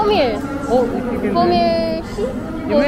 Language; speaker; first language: Korean; non-native, learner; Filipino